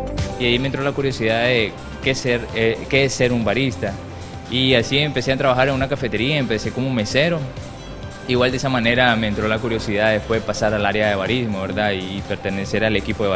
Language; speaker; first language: Spanish; native; Spanish